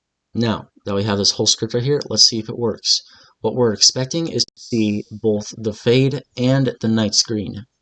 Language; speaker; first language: English; native; English